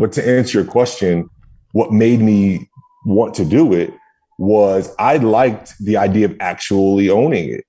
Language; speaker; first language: English; native; English